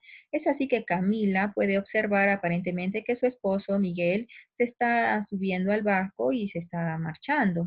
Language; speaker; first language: Spanish; native; Spanish